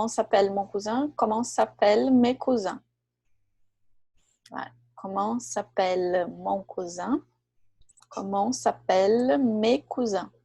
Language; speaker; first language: French; non-native, fluent; Portuguese